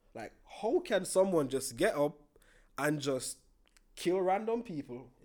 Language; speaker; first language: English; non-native, local second language; Jamaican Creole English